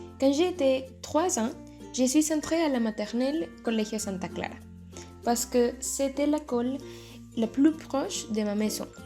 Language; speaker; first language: French; non-native, learner; Spanish